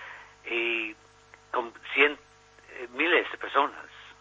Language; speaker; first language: Spanish; non-native, learner; English